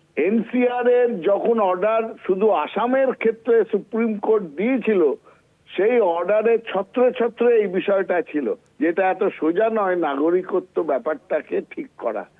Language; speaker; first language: Bangla; native; Bangla